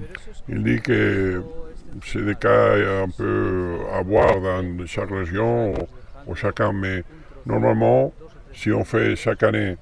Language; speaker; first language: French; non-native, learner; Spanish